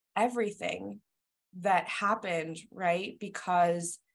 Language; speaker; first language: English; native; English